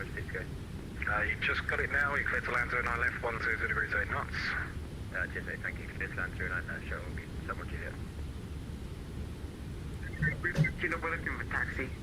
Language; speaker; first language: English; native; English